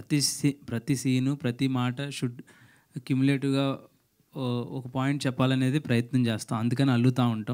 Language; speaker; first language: Telugu; native; Telugu